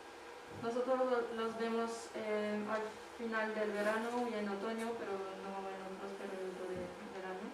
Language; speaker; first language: Spanish; non-native, fluent; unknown